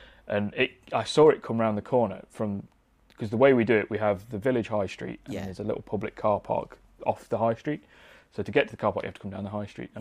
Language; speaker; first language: English; native; English